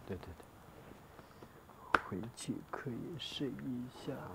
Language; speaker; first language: Chinese; non-native, local second language; Tibetan